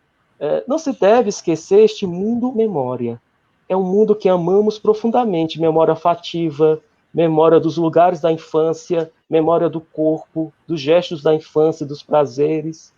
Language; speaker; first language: Portuguese; native; Portuguese